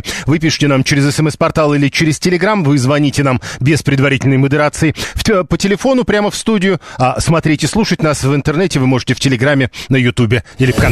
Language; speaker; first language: Russian; native; Russian